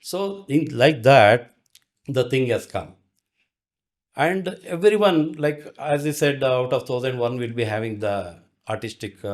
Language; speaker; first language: English; non-native, local second language; Kannada